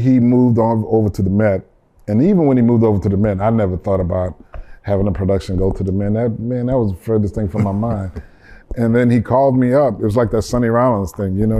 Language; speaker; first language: English; native; English